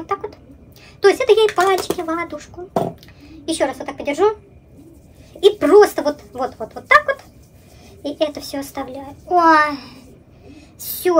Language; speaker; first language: Russian; native; Russian